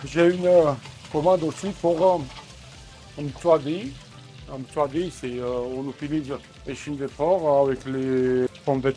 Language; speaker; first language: French; non-native, learner; Georgian